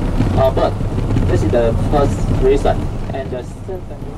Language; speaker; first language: English; non-native, local second language; Vietnamese